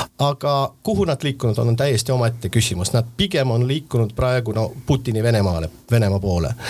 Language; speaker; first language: Estonian; non-native, local second language; Russian